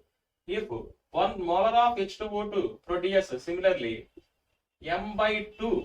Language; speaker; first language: English; non-native, local second language; Telugu